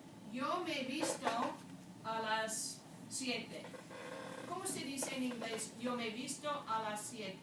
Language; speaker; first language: Spanish; non-native, fluent; English